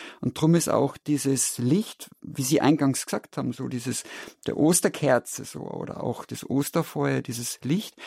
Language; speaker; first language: German; native; German